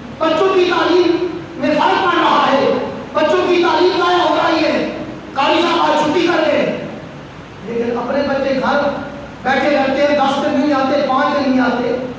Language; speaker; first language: Urdu; non-native, local second language; Punjabi